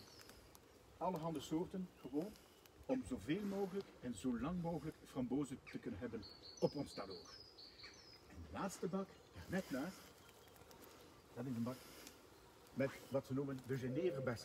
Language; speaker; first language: Dutch; native; Dutch